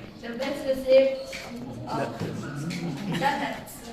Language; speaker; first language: English; non-native, learner; Indonesian